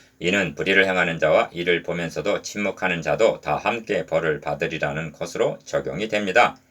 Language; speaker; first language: Korean; native; Korean